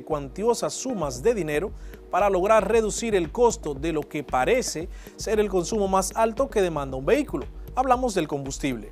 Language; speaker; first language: Spanish; native; Spanish